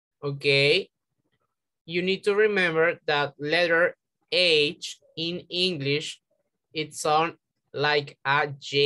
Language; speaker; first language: English; non-native, learner; Spanish